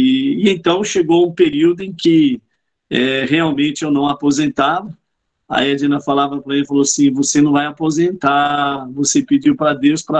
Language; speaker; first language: Portuguese; native; Portuguese